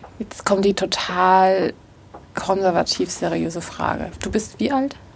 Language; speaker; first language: German; native; German